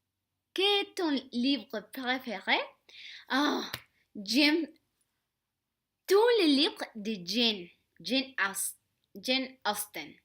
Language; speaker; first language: French; non-native, learner; Spanish